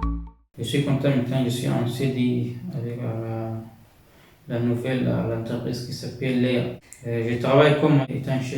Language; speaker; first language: French; non-native, fluent; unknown